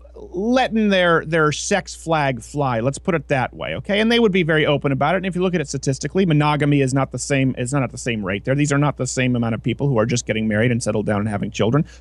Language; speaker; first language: English; native; English